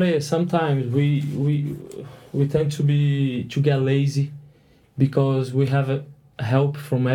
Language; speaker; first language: English; non-native, fluent; Portuguese